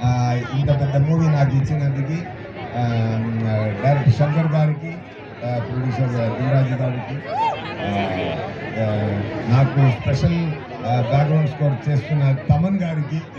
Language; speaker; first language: Telugu; non-native, learner; Tamil